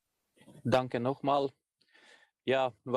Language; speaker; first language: German; non-native, learner; Croatian